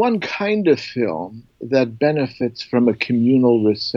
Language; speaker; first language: English; native; English